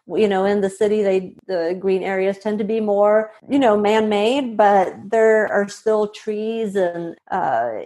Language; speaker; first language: English; non-native, fluent; Swedish